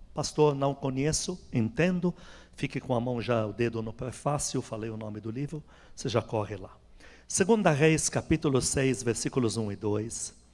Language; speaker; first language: Portuguese; non-native, fluent; Arabic